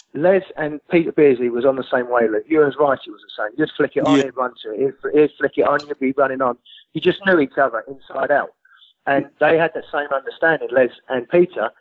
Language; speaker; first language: English; native; English